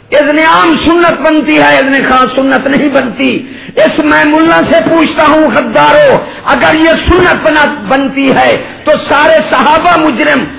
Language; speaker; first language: Urdu; non-native, local second language; Punjabi